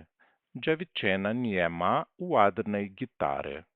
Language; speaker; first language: Polish; non-native, learner; Portuguese